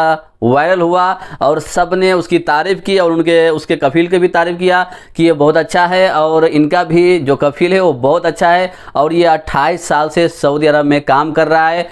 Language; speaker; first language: Hindi; native; Hindi